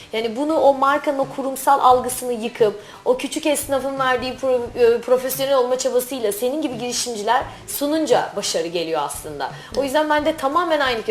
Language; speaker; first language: Turkish; native; Turkish